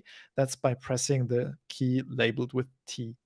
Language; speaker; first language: English; non-native, fluent; German